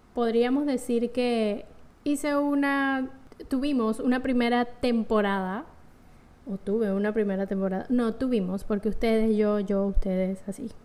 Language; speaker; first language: Spanish; native; Spanish